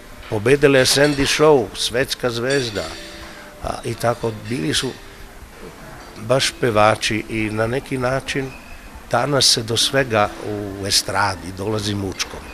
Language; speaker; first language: Serbian; non-native, fluent; Slovenian